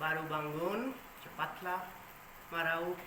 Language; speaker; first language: Indonesian; non-native, learner; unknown